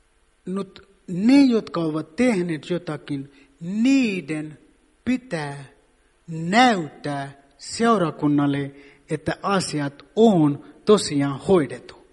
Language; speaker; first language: Finnish; non-native, fluent; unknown